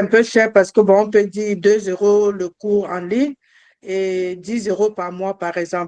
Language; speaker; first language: French; non-native, fluent; German